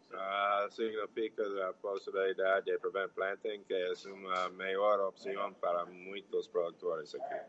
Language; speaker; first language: Portuguese; non-native, fluent; English